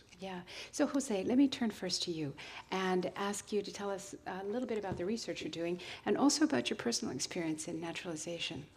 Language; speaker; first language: English; native; English